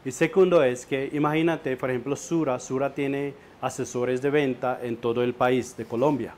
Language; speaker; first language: Spanish; non-native, fluent; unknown